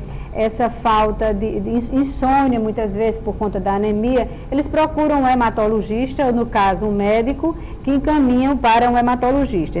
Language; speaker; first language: Portuguese; native; Portuguese